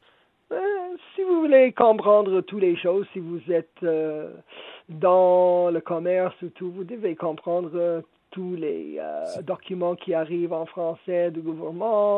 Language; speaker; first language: French; non-native, local second language; English